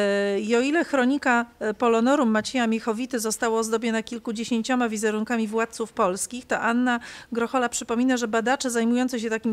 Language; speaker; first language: Polish; native; Polish